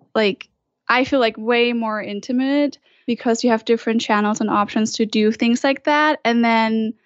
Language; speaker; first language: English; non-native, fluent; German